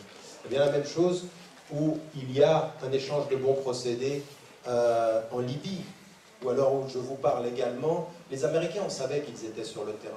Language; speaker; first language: French; native; French